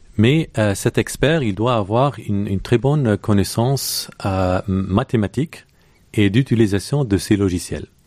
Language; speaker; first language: French; non-native, local second language; Arabic